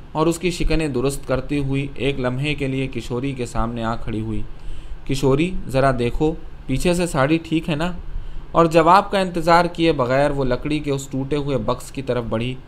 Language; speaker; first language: Urdu; native; Urdu